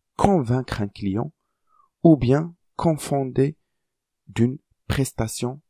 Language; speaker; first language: French; non-native, local second language; Arabic